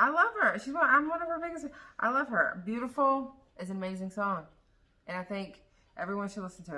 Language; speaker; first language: English; native; English